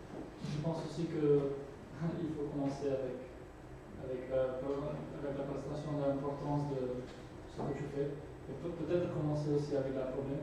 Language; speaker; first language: French; non-native, learner; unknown